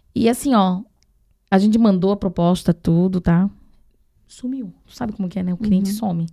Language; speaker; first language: Portuguese; non-native, fluent; Chinese